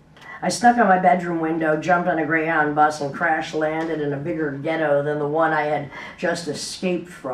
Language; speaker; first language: English; native; English